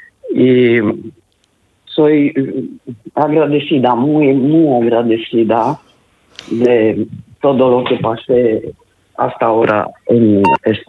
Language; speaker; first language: Spanish; non-native, learner; Italian